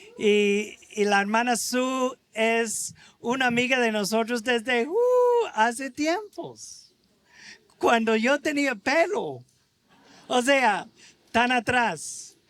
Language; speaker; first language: Spanish; non-native, fluent; English